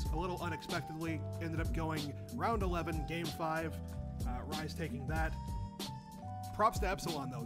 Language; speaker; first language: English; native; English